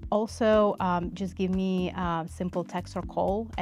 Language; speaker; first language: English; non-native, fluent; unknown